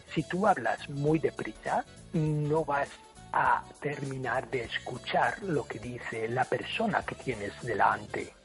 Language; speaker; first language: Spanish; non-native, fluent; English